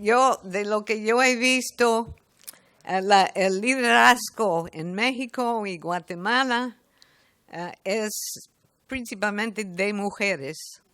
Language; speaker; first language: Spanish; non-native, fluent; English